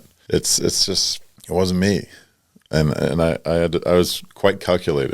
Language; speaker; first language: English; native; English